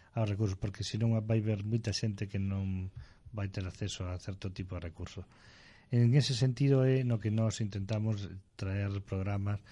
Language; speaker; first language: Galician; non-native, local second language; Spanish